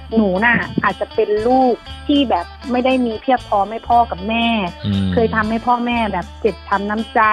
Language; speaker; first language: Thai; native; Thai